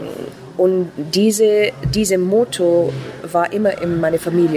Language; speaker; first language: German; non-native, fluent; Persian